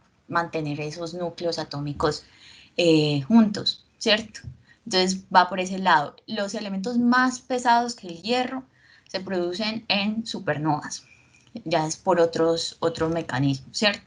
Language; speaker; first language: Spanish; native; Spanish